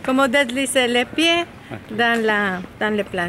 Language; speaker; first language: French; non-native, learner; Spanish